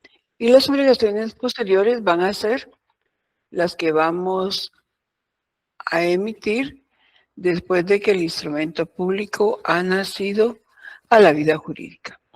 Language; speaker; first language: Spanish; native; Spanish